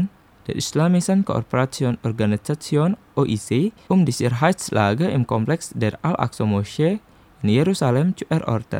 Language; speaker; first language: German; non-native, fluent; Indonesian